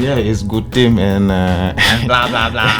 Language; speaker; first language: English; non-native, learner; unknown